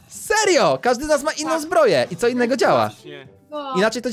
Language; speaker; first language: Polish; native; Polish